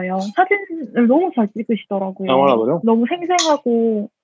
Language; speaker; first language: Korean; native; Korean